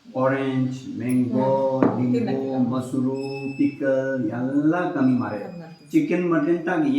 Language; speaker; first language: Kannada; non-native, local second language; Tibetan